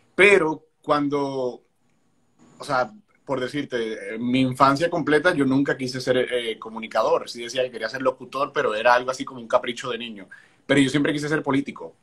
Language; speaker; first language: Spanish; native; Spanish